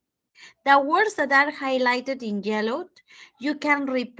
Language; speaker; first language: English; non-native, fluent; Spanish